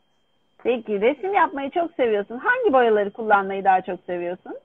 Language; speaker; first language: Turkish; native; Turkish